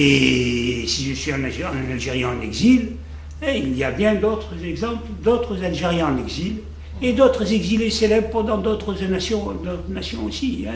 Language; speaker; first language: French; native; French